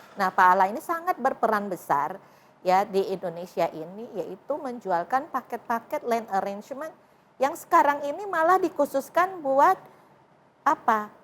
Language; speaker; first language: Indonesian; native; Indonesian